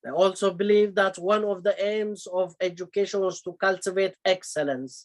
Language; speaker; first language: English; non-native, local second language; Amharic